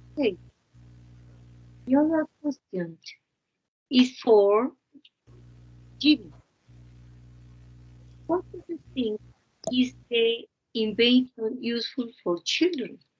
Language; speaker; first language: English; non-native, fluent; Spanish